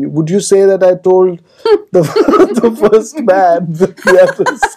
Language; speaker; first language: English; non-native, local second language; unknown